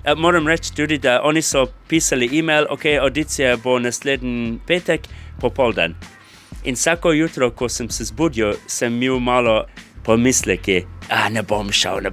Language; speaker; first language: Slovenian; non-native, fluent; English